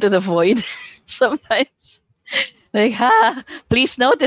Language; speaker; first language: English; non-native, local second language; Hiligaynon